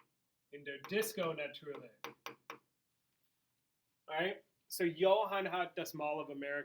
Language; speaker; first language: German; non-native, fluent; English